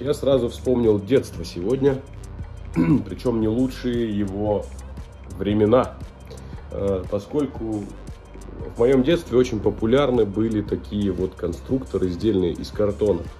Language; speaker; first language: Russian; native; Russian